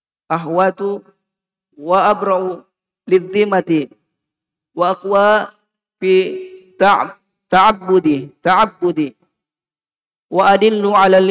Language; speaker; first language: Arabic; non-native, learner; Indonesian